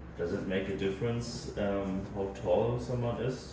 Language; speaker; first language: English; non-native, fluent; German